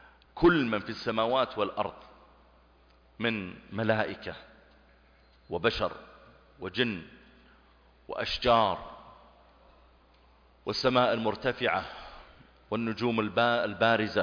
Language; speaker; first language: Arabic; native; Arabic